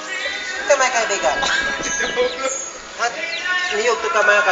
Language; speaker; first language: Filipino; non-native, local second language; Cebuano